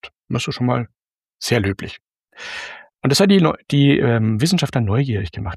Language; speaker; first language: German; native; German